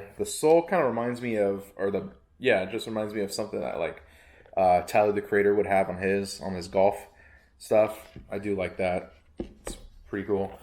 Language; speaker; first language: English; native; English